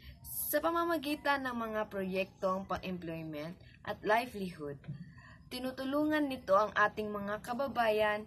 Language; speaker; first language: Filipino; native; Filipino